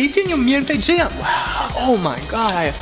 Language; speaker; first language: Chinese; non-native, fluent; English